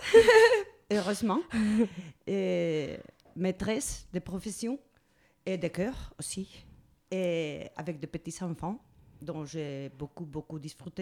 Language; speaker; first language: French; non-native, learner; Spanish